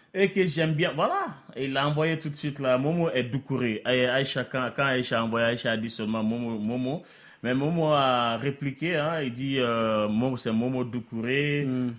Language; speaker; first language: French; non-native, local second language; Bambara